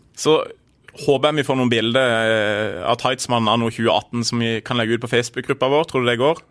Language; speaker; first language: Norwegian; native; Norwegian